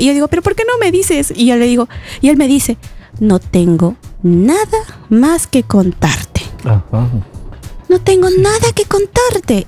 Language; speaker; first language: Spanish; native; Spanish